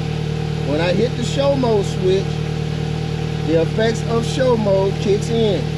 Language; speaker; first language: English; native; English